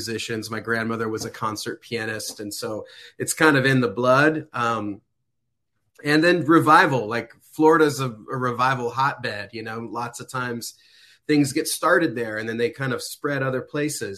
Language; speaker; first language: English; native; English